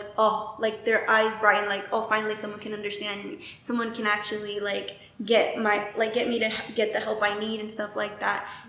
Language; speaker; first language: English; native; English